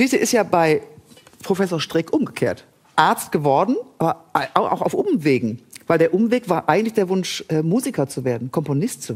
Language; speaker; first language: German; native; German